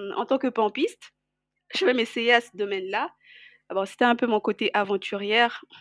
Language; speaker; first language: French; non-native, local second language; Lingala